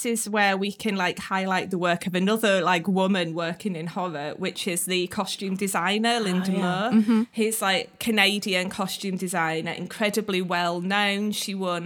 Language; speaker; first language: English; native; English